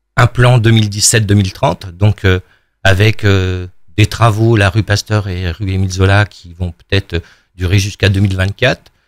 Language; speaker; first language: French; native; French